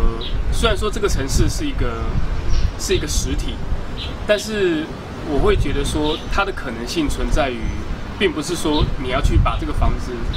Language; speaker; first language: Chinese; native; Chinese